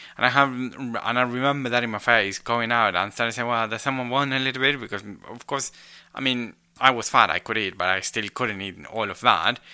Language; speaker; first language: English; non-native, fluent; Spanish